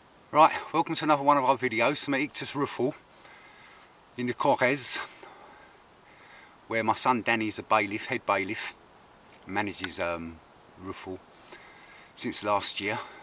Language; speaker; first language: English; native; English